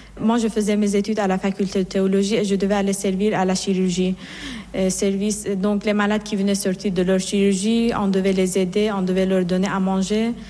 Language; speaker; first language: French; non-native, fluent; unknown